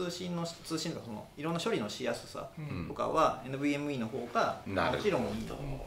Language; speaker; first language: Japanese; native; Japanese